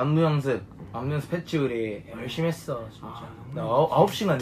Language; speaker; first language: Korean; non-native, fluent; Japanese